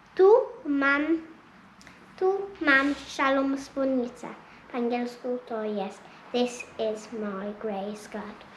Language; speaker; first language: Polish; early bilingual, heritage; Polish